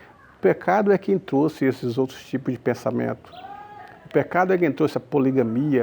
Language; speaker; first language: Portuguese; native; Portuguese